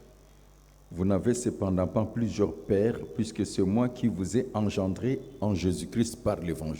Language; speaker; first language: French; non-native, local second language; Lingala